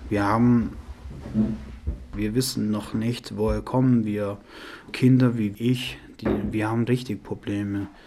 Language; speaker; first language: German; non-native, learner; Persian